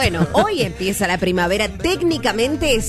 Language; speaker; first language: Spanish; native; Spanish